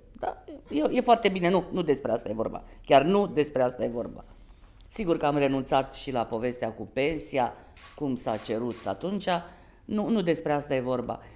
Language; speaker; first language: Romanian; native; Romanian